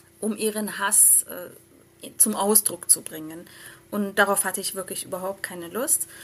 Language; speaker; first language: German; early bilingual, other home language; Persian